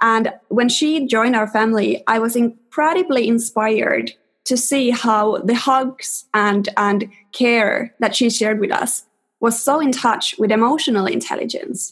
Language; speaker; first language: English; non-native, fluent; Finnish